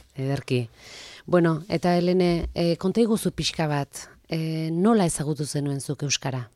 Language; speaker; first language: Basque; native; Basque